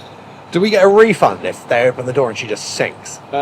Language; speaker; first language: English; native; English